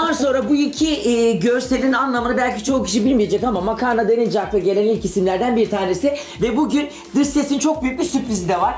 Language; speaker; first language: Turkish; native; Turkish